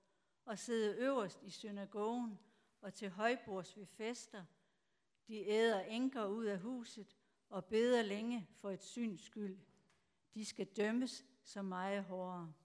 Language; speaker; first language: Danish; native; Danish